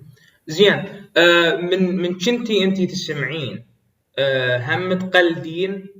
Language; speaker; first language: Arabic; native; Arabic